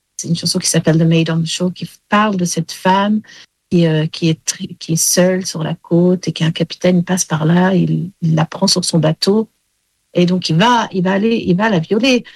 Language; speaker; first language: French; early bilingual, heritage; English